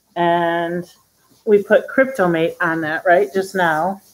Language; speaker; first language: English; native; English